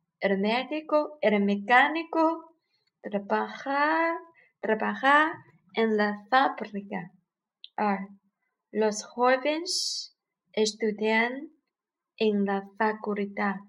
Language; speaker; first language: Spanish; non-native, learner; Chinese